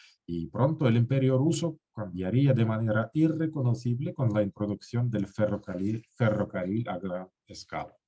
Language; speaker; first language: Spanish; non-native, fluent; Russian